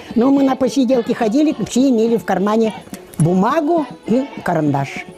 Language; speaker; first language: Russian; non-native, local second language; Chuvash